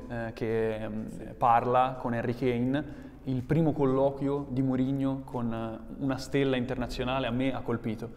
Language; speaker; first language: Italian; native; Italian